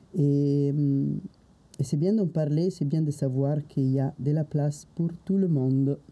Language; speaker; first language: French; non-native, fluent; Italian